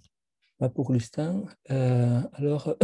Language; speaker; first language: French; non-native, fluent; Spanish